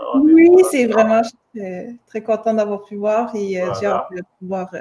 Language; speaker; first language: French; native; French